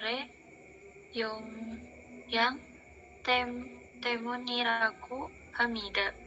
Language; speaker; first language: Korean; non-native, learner; Indonesian